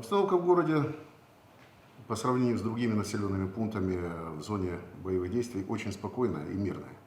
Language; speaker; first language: Russian; native; Russian